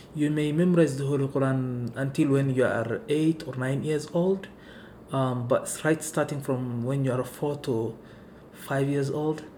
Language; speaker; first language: English; non-native, local second language; Somali